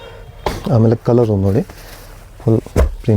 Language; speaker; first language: Kannada; non-native, local second language; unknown